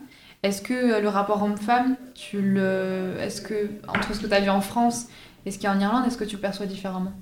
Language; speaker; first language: French; native; French